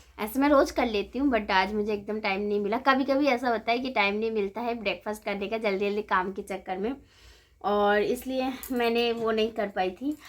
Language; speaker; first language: Hindi; non-native, local second language; Bangla